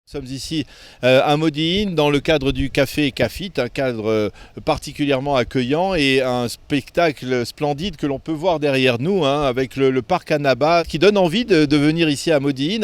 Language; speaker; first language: French; native; French